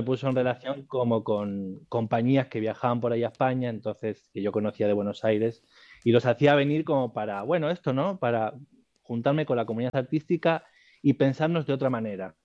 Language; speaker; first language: Spanish; native; Spanish